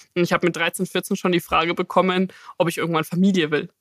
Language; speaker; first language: German; native; German